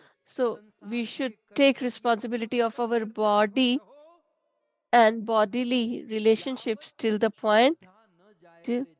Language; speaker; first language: English; non-native, local second language; Hindi